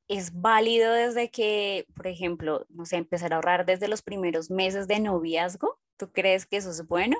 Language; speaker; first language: Spanish; native; Spanish